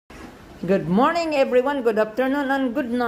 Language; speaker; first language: English; non-native, local second language; Filipino